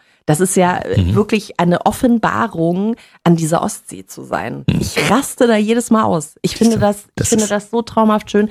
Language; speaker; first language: German; native; German